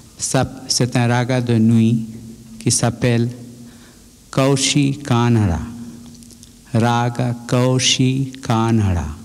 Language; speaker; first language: French; non-native, fluent; Bangla